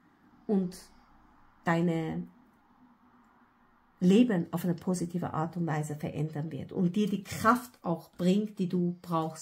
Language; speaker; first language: German; non-native, fluent; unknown